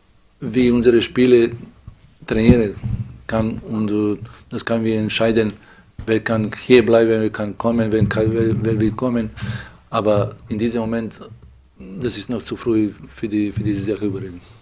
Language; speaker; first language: German; non-native, fluent; Serbian